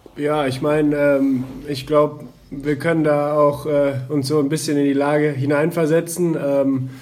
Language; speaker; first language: German; native; German